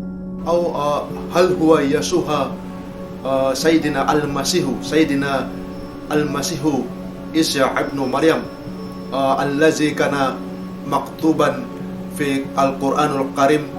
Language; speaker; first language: Arabic; non-native, learner; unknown